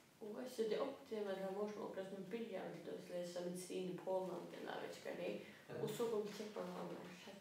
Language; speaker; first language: Danish; non-native, local second language; Faroese